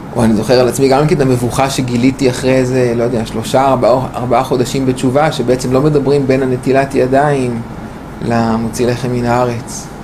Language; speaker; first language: Hebrew; native; Hebrew